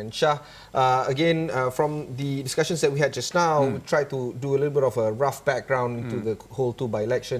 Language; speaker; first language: English; non-native, local second language; Malay